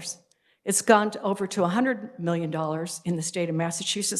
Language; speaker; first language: English; native; English